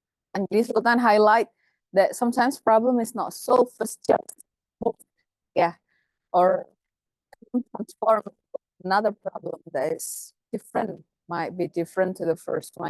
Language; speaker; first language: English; non-native, fluent; Indonesian